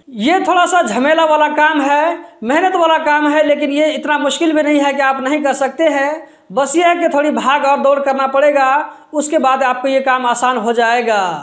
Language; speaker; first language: Hindi; native; Hindi